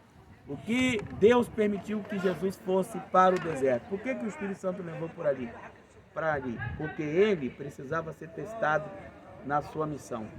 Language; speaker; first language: Portuguese; native; Portuguese